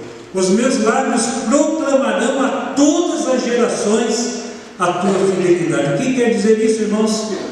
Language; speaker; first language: Portuguese; native; Portuguese